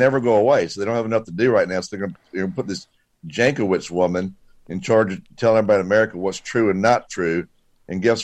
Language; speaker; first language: English; native; English